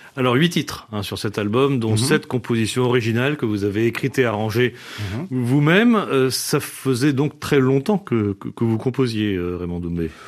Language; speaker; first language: French; native; French